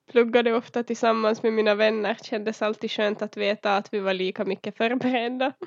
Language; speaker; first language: Swedish; early bilingual, other home language; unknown